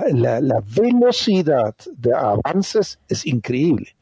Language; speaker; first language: Spanish; non-native, fluent; Dutch